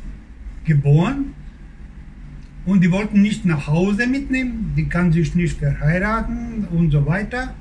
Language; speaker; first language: German; non-native, learner; Croatian